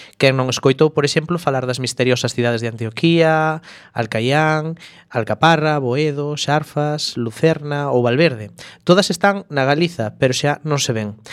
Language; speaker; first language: Galician; native; Galician